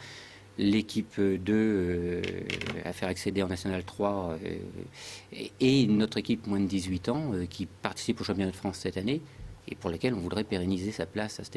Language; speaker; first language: French; native; French